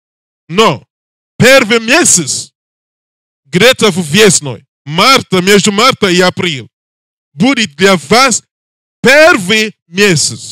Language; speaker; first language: Russian; non-native, learner; English